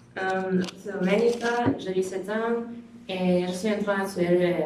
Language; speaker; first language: French; non-native, learner; Spanish